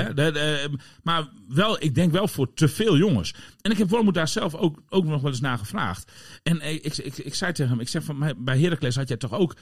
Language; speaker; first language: Dutch; native; Dutch